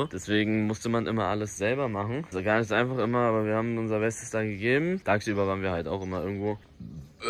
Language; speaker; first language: German; native; German